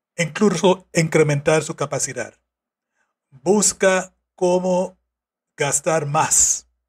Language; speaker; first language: Spanish; non-native, fluent; English